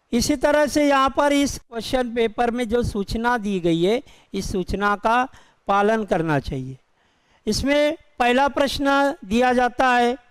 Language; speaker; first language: Hindi; non-native, local second language; Urdu